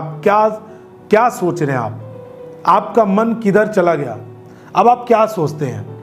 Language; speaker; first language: Hindi; native; Hindi